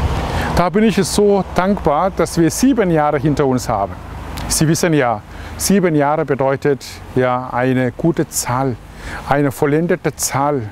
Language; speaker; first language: German; non-native, fluent; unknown